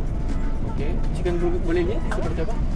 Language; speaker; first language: Indonesian; non-native, learner; French